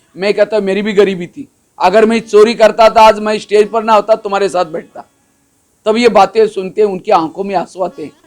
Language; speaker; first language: Hindi; non-native, local second language; Marathi